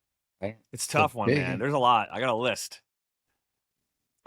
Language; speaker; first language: English; native; English